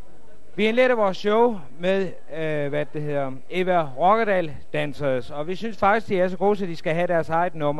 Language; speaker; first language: Danish; native; Danish